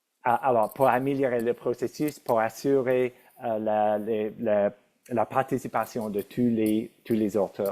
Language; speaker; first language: French; non-native, local second language; English